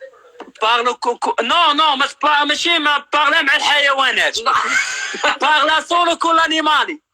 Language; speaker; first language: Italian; non-native, learner; Arabic